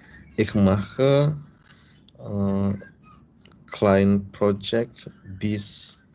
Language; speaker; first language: German; non-native, learner; Indonesian